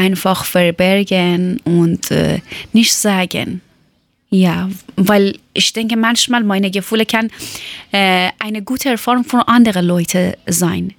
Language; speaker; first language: German; non-native, learner; Persian